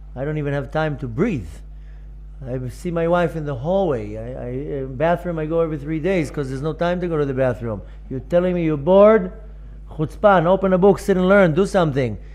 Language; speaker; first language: English; non-native, fluent; Hebrew